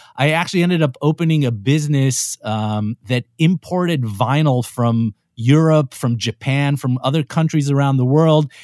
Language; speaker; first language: English; non-native, fluent; Hebrew